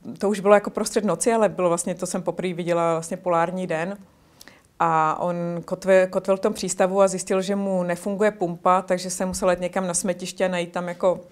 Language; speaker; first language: Czech; native; Czech